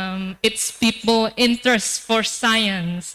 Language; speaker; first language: English; non-native, fluent; Indonesian